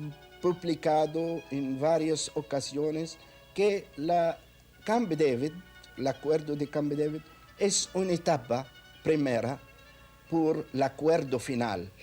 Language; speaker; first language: Spanish; non-native, fluent; Arabic